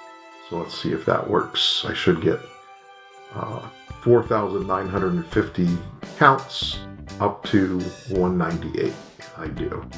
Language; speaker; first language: English; native; English